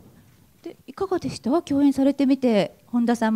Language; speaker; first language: Japanese; native; Japanese